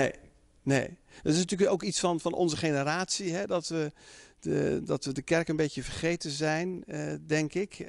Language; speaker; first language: Dutch; native; Dutch